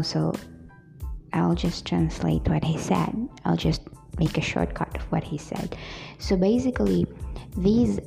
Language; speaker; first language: English; non-native, local second language; Cebuano